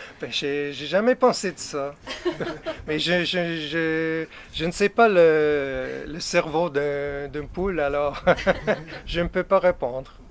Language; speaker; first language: French; non-native, fluent; English